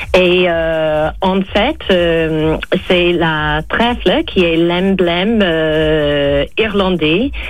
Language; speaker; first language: French; non-native, fluent; English